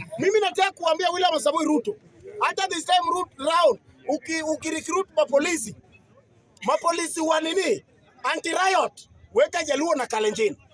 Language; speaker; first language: Swahili; non-native, local second language; Luo (Kenya and Tanzania)